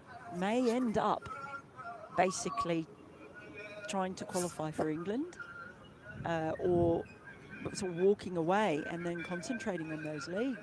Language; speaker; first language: English; native; English